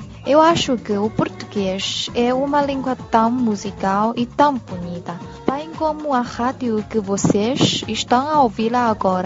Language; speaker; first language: Portuguese; non-native, fluent; Chinese